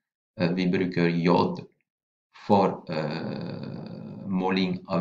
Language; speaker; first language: Norwegian; non-native, fluent; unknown